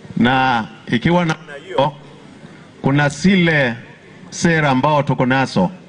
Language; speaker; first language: Swahili; non-native, local second language; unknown